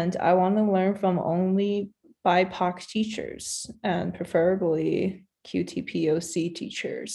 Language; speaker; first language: English; non-native, local second language; Cantonese